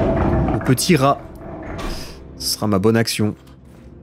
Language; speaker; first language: French; native; French